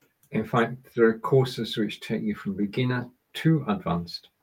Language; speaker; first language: English; native; English